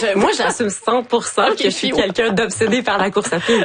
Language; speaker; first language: French; native; French